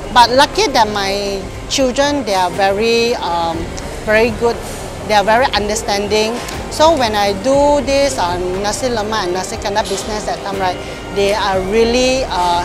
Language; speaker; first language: English; non-native, local second language; Min Nan Chinese